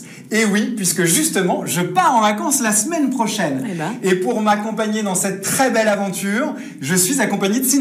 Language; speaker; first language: French; native; French